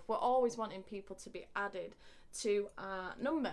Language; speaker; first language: English; native; English